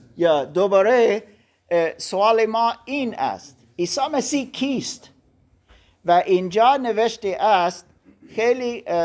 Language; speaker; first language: Persian; non-native, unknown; German